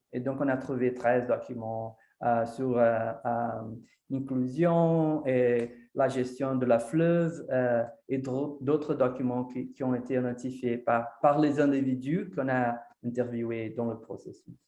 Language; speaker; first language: French; non-native, fluent; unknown